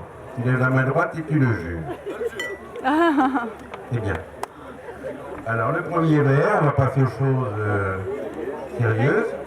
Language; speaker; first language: French; native; French